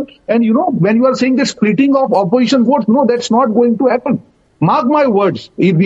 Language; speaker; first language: English; non-native, local second language; Gujarati